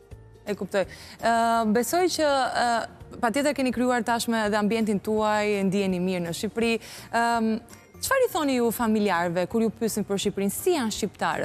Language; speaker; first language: Albanian; native; Albanian